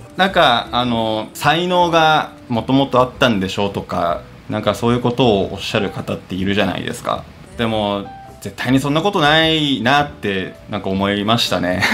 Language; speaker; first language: Japanese; native; Japanese